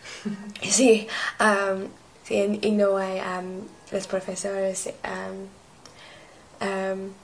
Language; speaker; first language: Spanish; non-native, learner; English